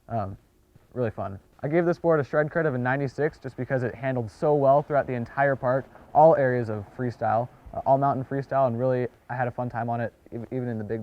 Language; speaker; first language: English; native; English